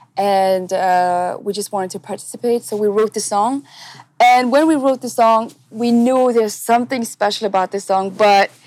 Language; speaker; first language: English; non-native, fluent; Tamil